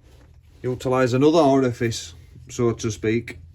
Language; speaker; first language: English; native; English